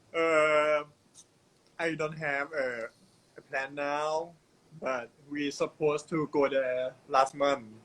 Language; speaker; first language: English; non-native, learner; Thai